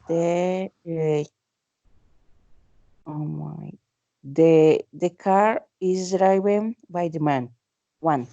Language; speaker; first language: English; non-native, learner; Spanish